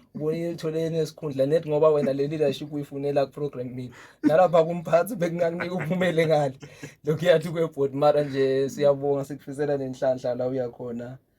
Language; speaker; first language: Zulu; native; Zulu